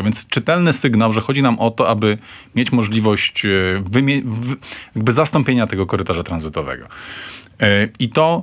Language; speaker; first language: Polish; native; Polish